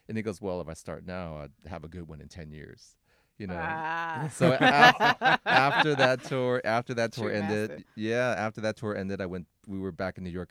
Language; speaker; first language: English; native; English